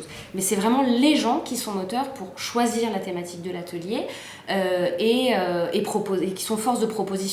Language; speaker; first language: French; native; French